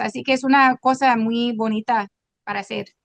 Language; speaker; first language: Spanish; non-native, local second language; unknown